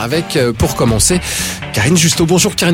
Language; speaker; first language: French; native; French